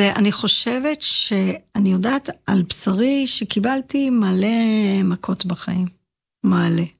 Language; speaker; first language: Hebrew; early bilingual, heritage; Hebrew